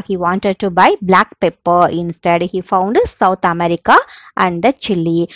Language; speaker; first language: English; non-native, local second language; Tamil